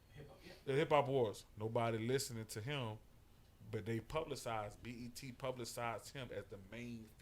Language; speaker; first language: English; native; English